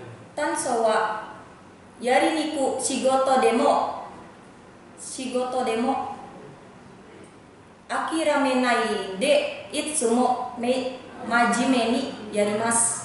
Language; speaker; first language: Japanese; non-native, learner; Indonesian